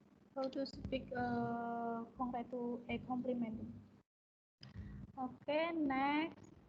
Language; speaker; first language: English; non-native, fluent; Indonesian